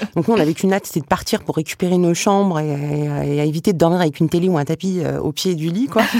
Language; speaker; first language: French; early bilingual, other home language; Arabic